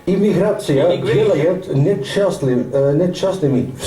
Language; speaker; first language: Russian; non-native, learner; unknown